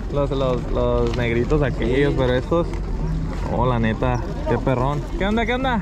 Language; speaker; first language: Spanish; native; Spanish